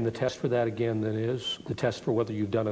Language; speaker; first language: English; native; English